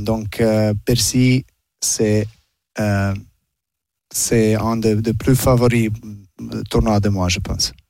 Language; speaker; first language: French; non-native, learner; Serbian